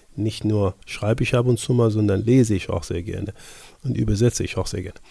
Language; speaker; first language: German; non-native, fluent; Persian